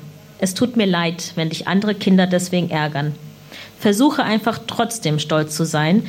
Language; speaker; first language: German; early bilingual, other home language; Punjabi